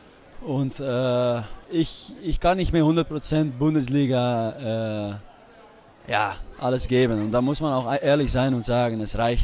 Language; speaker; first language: German; non-native, fluent; Dutch